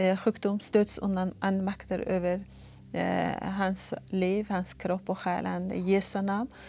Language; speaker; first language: Swedish; non-native, fluent; Persian